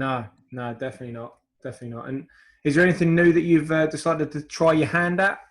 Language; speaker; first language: English; native; English